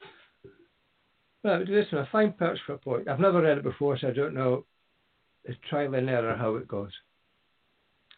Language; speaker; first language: English; native; English